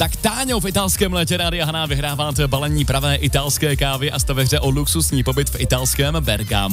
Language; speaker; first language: Czech; native; Czech